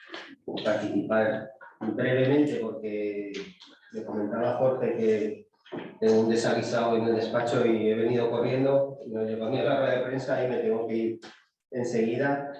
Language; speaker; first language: Spanish; native; Spanish